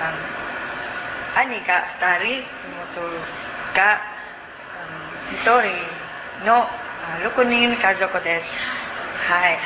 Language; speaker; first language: Japanese; non-native, learner; Cebuano